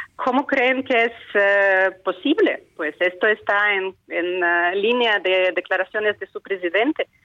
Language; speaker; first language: Spanish; non-native, fluent; Ukrainian